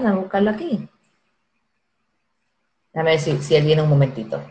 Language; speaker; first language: Spanish; native; Spanish